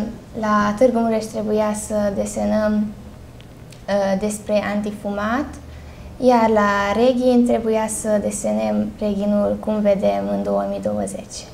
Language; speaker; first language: Romanian; non-native, local second language; Hungarian